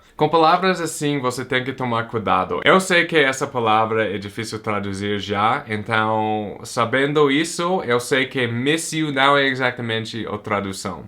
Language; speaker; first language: Portuguese; non-native, fluent; English